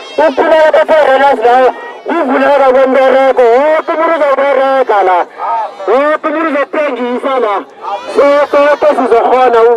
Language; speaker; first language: Zulu; non-native, local second language; South Ndebele